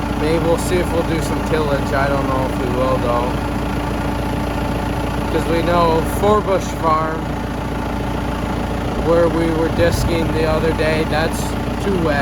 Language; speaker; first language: English; native; English